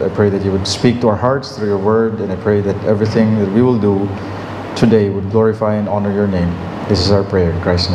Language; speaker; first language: English; non-native, local second language; Filipino